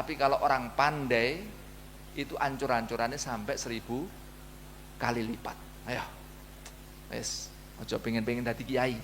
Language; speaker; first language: Indonesian; non-native, local second language; Javanese